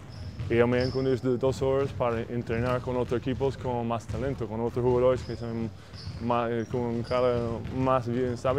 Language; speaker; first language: Spanish; non-native, fluent; English